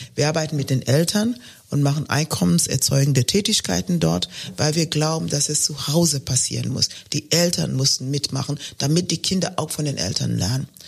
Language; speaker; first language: German; non-native, fluent; Luo (Kenya and Tanzania)